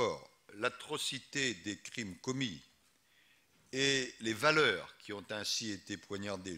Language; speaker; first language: French; native; French